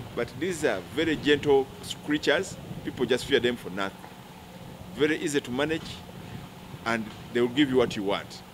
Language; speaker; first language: English; non-native, local second language; Ganda